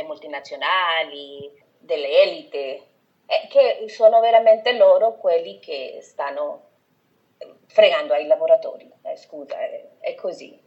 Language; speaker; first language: Italian; non-native, fluent; Spanish